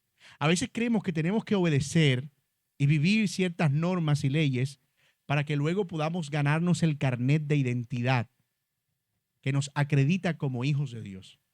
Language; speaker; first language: Spanish; native; Spanish